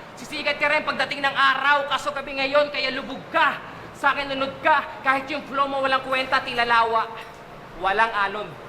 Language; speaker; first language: Filipino; native; Filipino